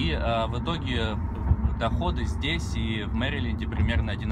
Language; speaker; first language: Russian; native; Russian